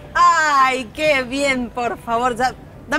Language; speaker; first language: Spanish; native; Spanish